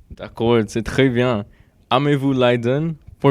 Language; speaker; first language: French; non-native, learner; English